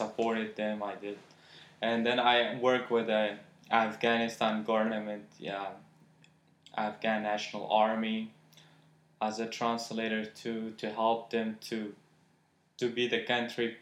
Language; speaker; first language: English; non-native, fluent; Persian